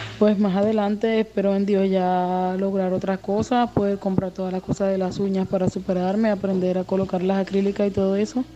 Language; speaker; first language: Spanish; native; Spanish